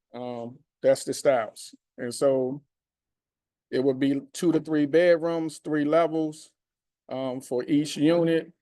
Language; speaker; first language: English; native; English